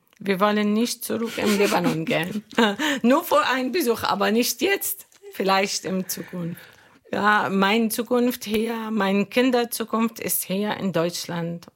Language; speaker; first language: German; non-native, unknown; Arabic